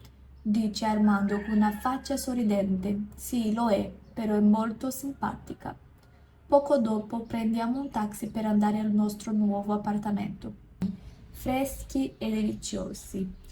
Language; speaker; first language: Italian; non-native, learner; Portuguese